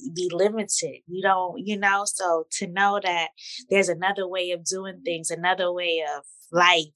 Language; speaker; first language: English; native; English